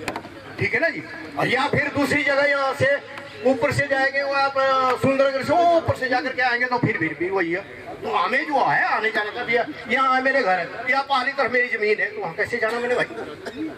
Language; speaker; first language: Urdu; non-native, local second language; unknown